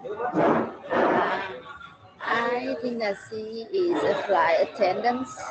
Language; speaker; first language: English; non-native, learner; Vietnamese